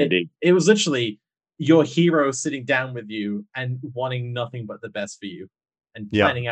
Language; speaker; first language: English; native; English